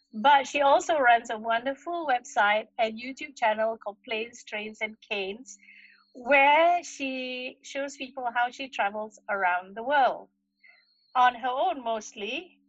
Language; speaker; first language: English; non-native, local second language; Malay